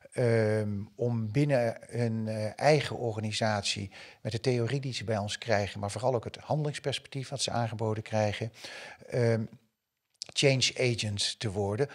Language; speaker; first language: Dutch; native; Dutch